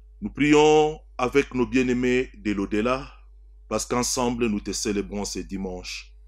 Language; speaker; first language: French; non-native, local second language; Swahili